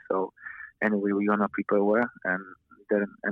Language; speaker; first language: English; non-native, fluent; Polish